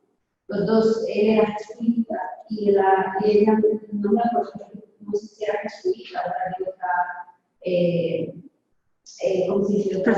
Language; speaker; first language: Spanish; non-native, fluent; Portuguese